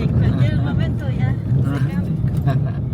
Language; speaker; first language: Spanish; native; Spanish